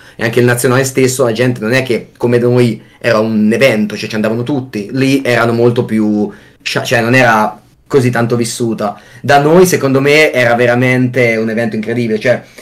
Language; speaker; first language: Italian; native; Italian